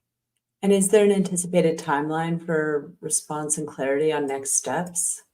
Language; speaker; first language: English; native; English